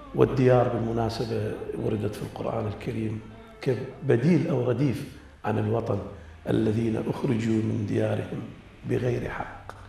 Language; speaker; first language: Arabic; native; Arabic